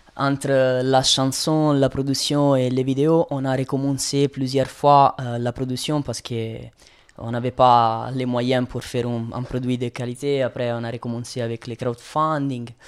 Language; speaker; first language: French; non-native, fluent; Italian